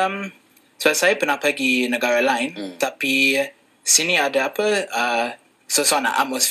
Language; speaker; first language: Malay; non-native, fluent; English